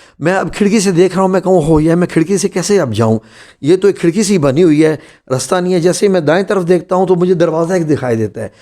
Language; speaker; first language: Urdu; non-native, local second language; Punjabi